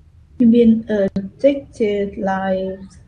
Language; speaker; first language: English; non-native, learner; Vietnamese